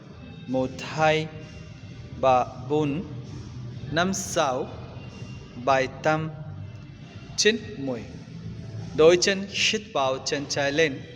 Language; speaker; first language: Vietnamese; non-native, fluent; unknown